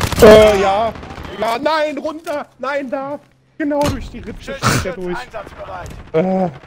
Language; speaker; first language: German; native; German